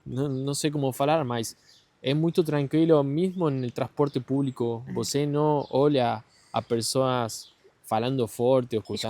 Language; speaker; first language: Portuguese; non-native, learner; Spanish